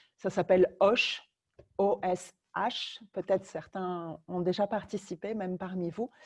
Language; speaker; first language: French; native; French